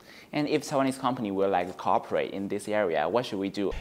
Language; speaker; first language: English; non-native, fluent; Chinese